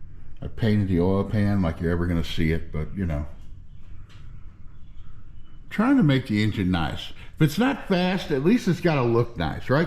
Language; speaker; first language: English; native; English